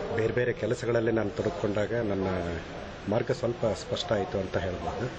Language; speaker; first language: Kannada; native; Kannada